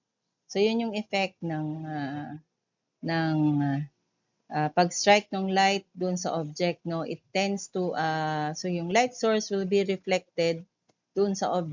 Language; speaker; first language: Filipino; native; Filipino